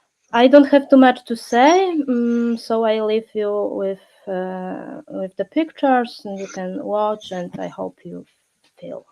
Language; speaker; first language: English; non-native, learner; Polish